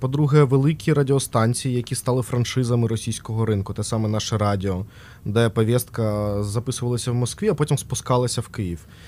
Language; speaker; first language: Ukrainian; non-native, local second language; Russian